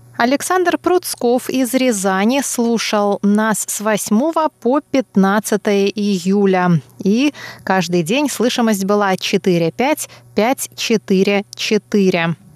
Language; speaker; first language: Russian; non-native, fluent; Chinese